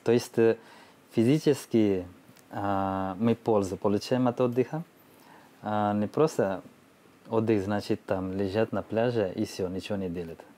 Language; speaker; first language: Russian; non-native, fluent; Telugu